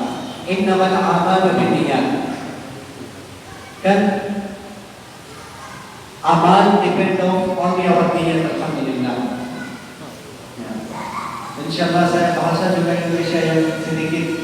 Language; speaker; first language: Indonesian; non-native, learner; Urdu